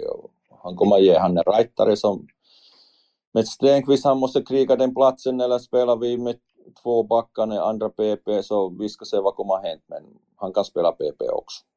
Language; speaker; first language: Swedish; non-native, learner; Finnish